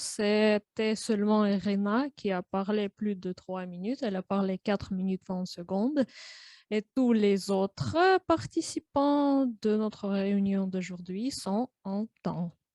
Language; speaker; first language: French; non-native, learner; Russian